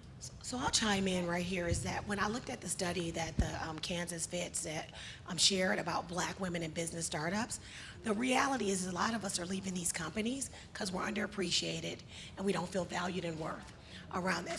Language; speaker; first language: English; native; English